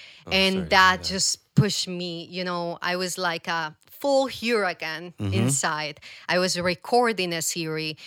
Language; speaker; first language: English; non-native, fluent; Spanish